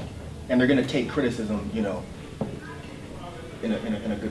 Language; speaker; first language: English; native; English